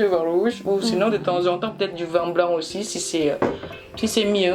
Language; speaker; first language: French; non-native, learner; Indonesian